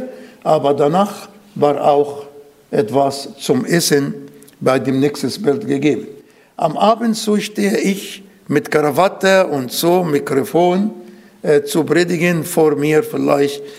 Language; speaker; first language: German; non-native, fluent; Arabic